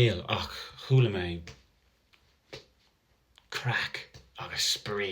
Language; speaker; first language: Irish; non-native, local second language; English